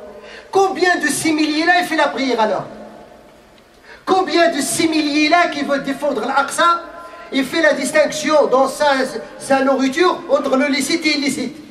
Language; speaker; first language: French; non-native, fluent; Arabic